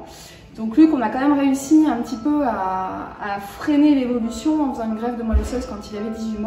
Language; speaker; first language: French; native; French